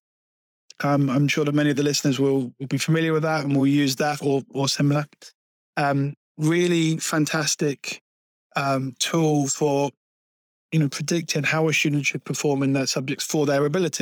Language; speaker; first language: English; native; English